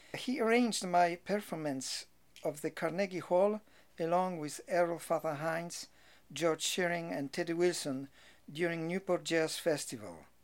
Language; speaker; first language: English; non-native, fluent; Polish